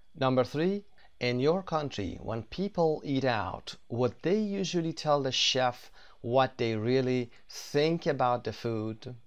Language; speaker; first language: English; non-native, fluent; Persian